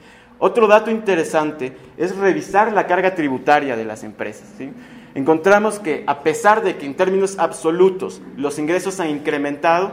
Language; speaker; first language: Spanish; native; Spanish